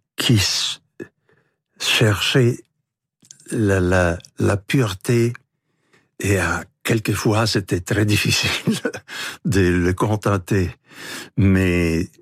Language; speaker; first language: French; non-native, fluent; Italian